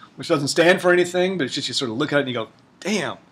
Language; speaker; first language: English; native; English